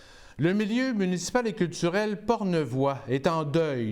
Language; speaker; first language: French; native; French